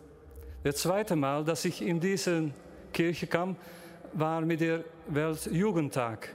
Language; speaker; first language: German; non-native, learner; Dutch